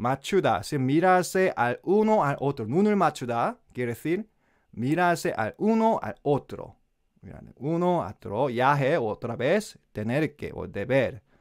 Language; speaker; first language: Spanish; non-native, learner; Korean